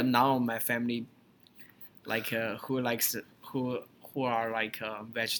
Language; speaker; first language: English; non-native, learner; Chinese